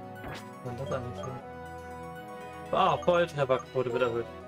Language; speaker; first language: German; native; German